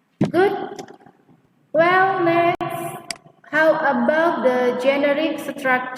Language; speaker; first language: English; non-native, fluent; Indonesian